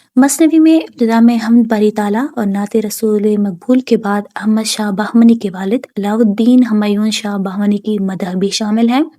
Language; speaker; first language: Urdu; native; Urdu